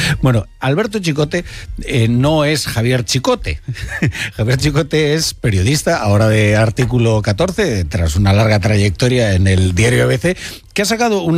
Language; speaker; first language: Spanish; native; Spanish